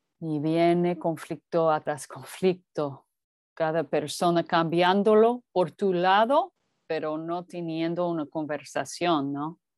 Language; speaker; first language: Spanish; non-native, fluent; English